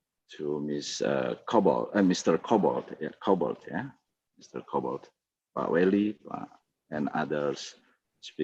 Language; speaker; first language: English; non-native, fluent; Indonesian